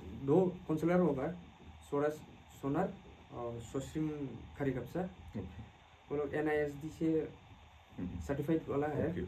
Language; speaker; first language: Hindi; non-native, local second language; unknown